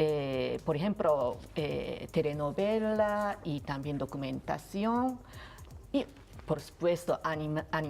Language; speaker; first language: Spanish; non-native, learner; Japanese